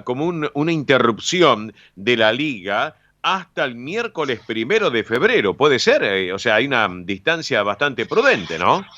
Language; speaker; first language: Spanish; native; Spanish